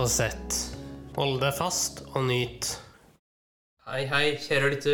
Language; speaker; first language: Norwegian; native; Norwegian